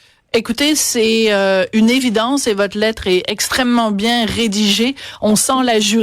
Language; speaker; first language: French; native; French